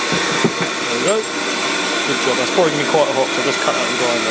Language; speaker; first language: English; native; English